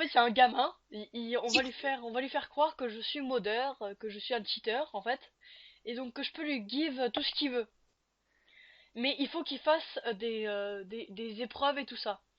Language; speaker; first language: French; native; French